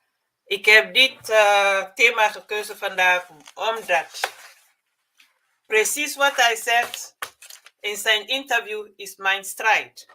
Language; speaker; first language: Dutch; non-native, fluent; Mandingo